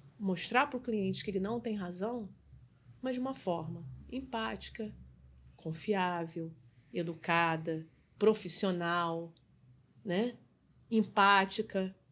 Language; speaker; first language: Portuguese; native; Portuguese